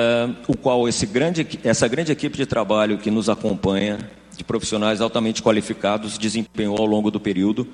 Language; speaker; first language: Portuguese; native; Portuguese